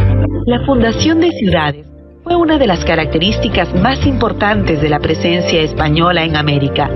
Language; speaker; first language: Spanish; native; Spanish